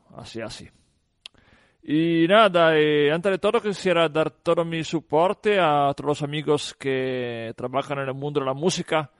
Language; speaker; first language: Spanish; non-native, fluent; Italian